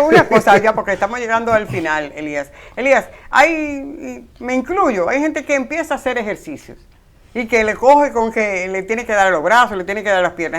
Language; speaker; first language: Spanish; native; Spanish